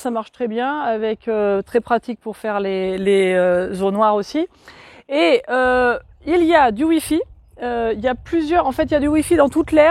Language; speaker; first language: French; native; French